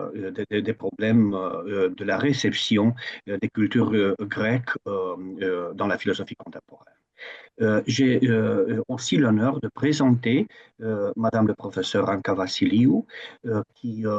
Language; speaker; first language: French; non-native, fluent; Romanian